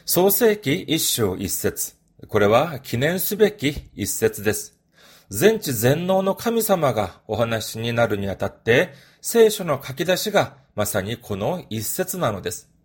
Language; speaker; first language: Japanese; non-native, fluent; Korean